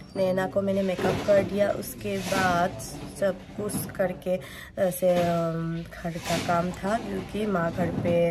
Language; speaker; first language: Hindi; non-native, local second language; Assamese